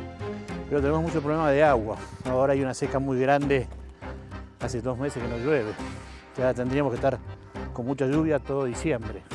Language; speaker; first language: Spanish; native; Spanish